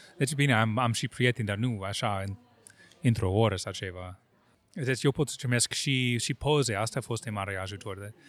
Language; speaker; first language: Romanian; non-native, fluent; English